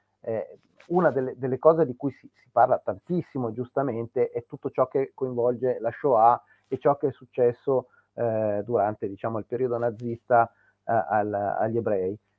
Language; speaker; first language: Italian; native; Italian